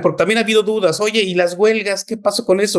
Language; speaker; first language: Spanish; native; Spanish